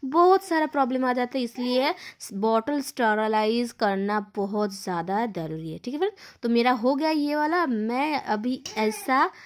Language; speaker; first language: Hindi; non-native, local second language; Bangla